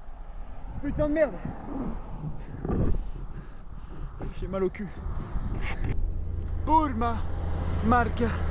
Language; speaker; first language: French; native; French